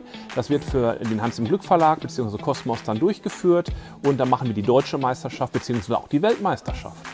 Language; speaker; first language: German; native; German